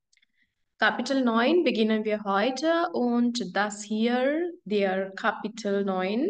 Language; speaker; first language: German; non-native, fluent; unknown